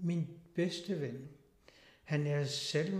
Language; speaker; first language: Danish; non-native, local second language; Kalaallisut